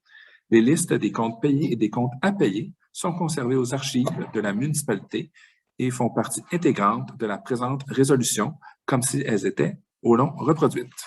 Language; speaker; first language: French; native; French